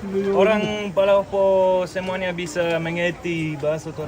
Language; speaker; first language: Indonesian; non-native, learner; English